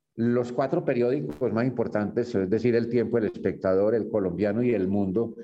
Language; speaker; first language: Spanish; native; Spanish